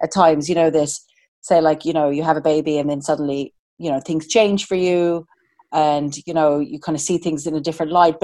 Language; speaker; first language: English; native; English